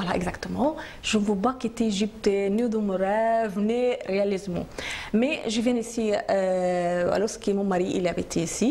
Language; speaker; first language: French; non-native, learner; Arabic